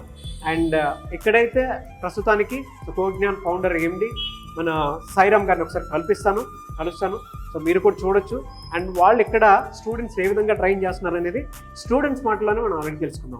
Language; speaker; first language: Telugu; native; Telugu